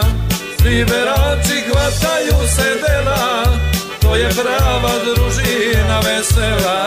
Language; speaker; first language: Serbian; native; Serbian